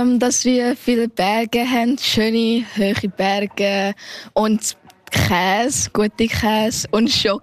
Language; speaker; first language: German; early bilingual, heritage; Thai